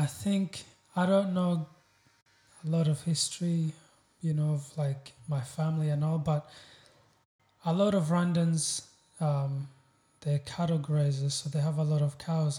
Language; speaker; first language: English; non-native, local second language; Kinyarwanda